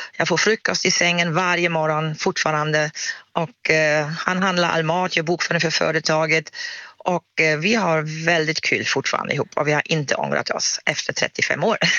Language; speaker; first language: Swedish; non-native, fluent; German